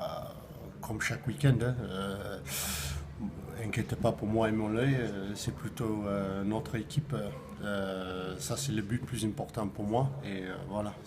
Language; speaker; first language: French; non-native, fluent; English